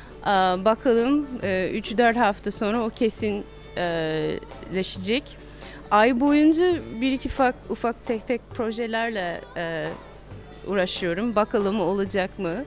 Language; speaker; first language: Turkish; non-native, fluent; English